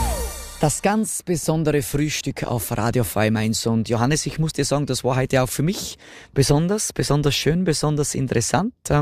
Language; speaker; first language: German; native; German